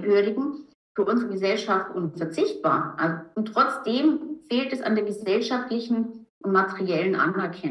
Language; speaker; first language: German; native; German